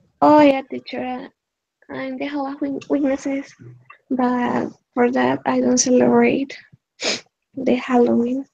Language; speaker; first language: English; non-native, learner; Spanish